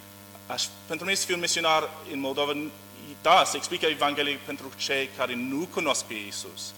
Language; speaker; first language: Romanian; non-native, learner; English